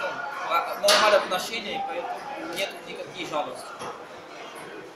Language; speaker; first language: Russian; non-native, learner; Portuguese